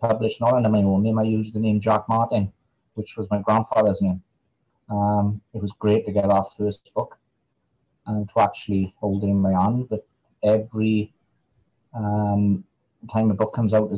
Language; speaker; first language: English; native; English